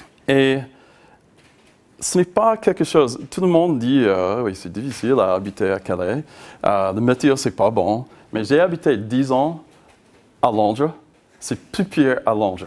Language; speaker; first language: French; non-native, learner; English